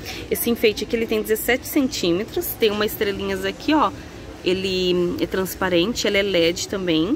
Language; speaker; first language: Portuguese; native; Portuguese